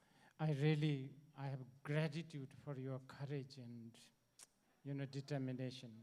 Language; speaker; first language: English; non-native, learner; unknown